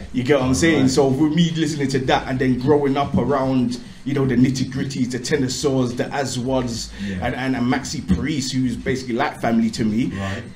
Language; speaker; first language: English; native; English